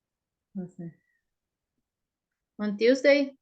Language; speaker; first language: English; non-native, learner; Spanish